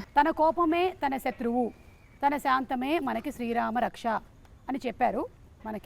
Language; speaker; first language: Telugu; native; Telugu